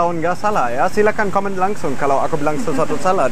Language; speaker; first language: Indonesian; non-native, fluent; German